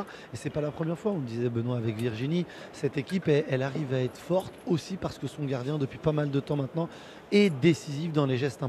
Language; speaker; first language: French; native; French